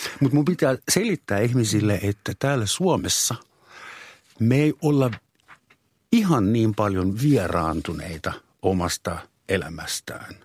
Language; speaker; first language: Finnish; non-native, fluent; German